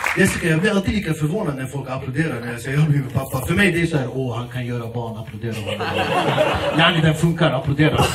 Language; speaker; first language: Swedish; early bilingual, other home language; Kurdish